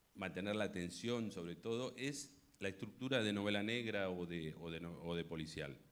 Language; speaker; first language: Spanish; native; Spanish